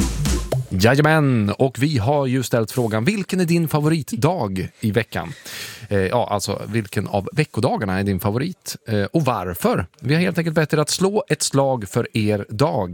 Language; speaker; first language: Swedish; native; Swedish